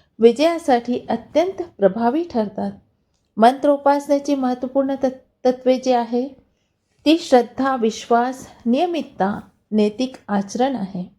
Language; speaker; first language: Marathi; non-native, local second language; Hindi